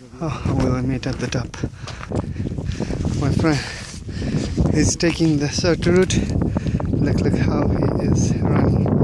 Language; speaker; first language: English; non-native, learner; French